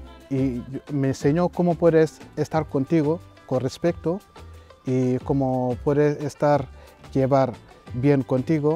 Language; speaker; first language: Spanish; non-native, learner; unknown